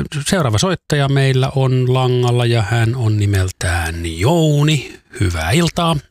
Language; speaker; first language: Finnish; native; Finnish